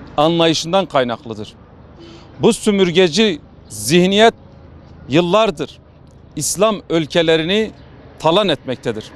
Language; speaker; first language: Turkish; non-native, local second language; Kurdish